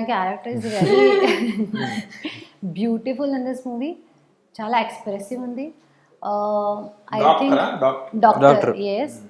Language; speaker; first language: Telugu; non-native, learner; Hindi